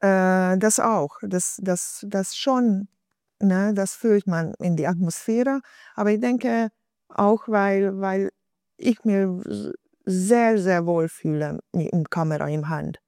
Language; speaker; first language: German; non-native, fluent; Hungarian